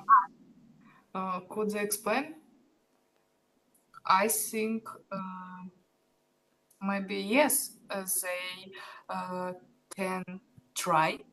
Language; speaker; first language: English; non-native, learner; Russian